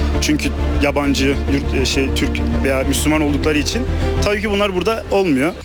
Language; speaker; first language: Turkish; early bilingual, heritage; Turkish